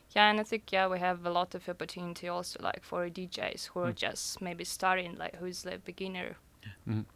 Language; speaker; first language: English; non-native, fluent; Russian